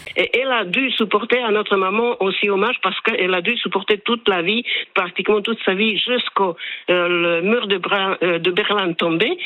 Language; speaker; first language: French; non-native, fluent; Slovak